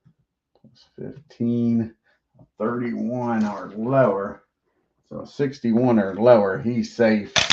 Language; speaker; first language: English; native; English